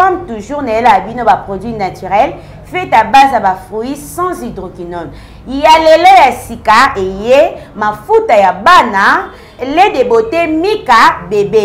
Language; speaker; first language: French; non-native, local second language; Lingala